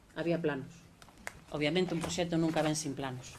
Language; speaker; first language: Spanish; non-native, local second language; Galician